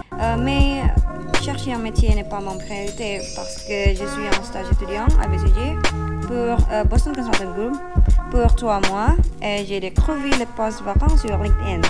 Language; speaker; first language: French; non-native, fluent; Indonesian